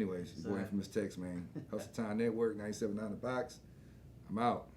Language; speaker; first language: English; native; English